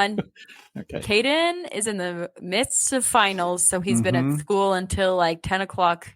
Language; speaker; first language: English; native; English